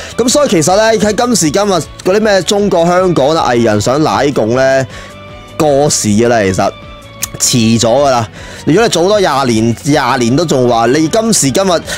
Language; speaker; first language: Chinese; non-native, local second language; Cantonese